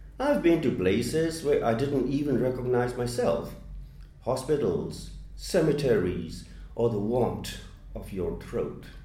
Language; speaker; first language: English; non-native, fluent; Burmese